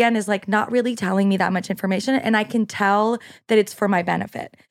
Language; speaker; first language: English; non-native, fluent; French